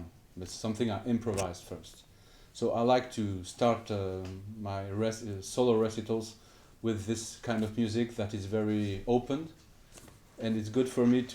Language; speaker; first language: English; non-native, fluent; French